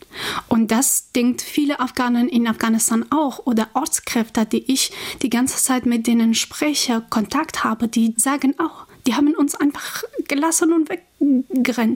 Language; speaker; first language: German; non-native, fluent; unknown